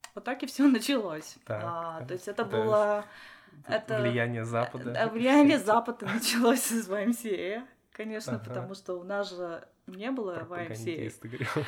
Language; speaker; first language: Russian; non-native, local second language; Armenian